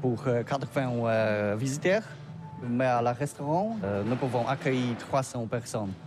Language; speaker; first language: French; non-native, learner; Polish